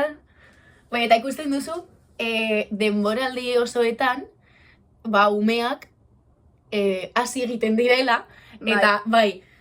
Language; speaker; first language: Basque; non-native, local second language; Spanish